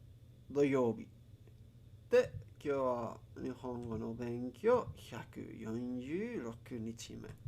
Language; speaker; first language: Japanese; non-native, learner; Spanish